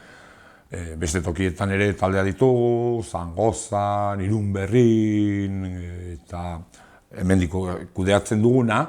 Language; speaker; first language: Basque; non-native, local second language; Spanish